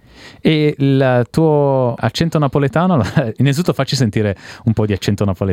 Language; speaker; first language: Italian; native; Italian